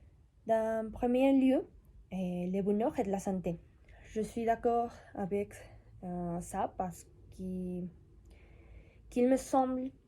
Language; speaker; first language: French; non-native, learner; Spanish